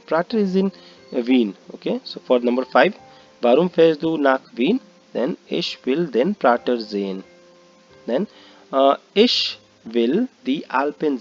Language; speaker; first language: German; non-native, learner; Hindi